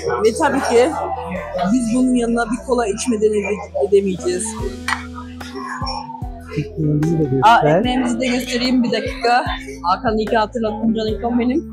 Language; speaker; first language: Turkish; early bilingual, heritage; Turkish